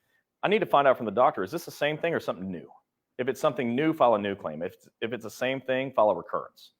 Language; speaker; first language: English; native; English